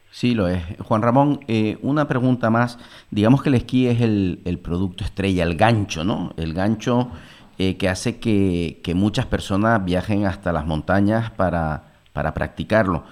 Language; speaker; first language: Spanish; native; Spanish